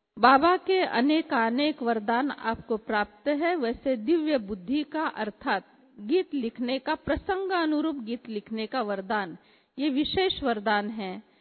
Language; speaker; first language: Hindi; native; Hindi